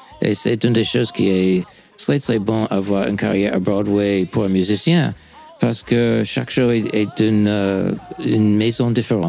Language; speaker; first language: French; non-native, fluent; English